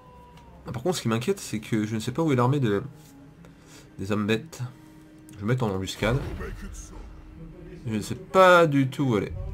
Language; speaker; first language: French; native; French